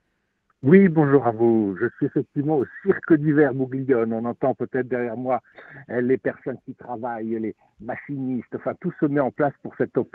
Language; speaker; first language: French; native; French